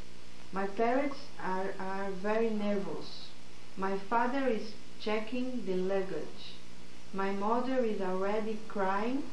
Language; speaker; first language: English; non-native, learner; Portuguese